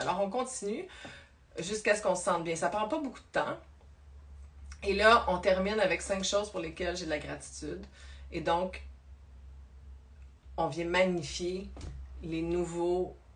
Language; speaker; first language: French; native; French